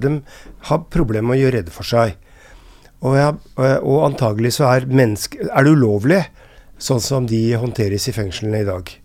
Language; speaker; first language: Norwegian; native; Norwegian